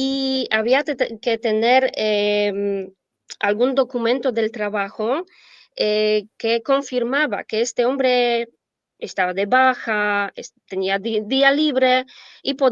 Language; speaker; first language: Spanish; non-native, fluent; Polish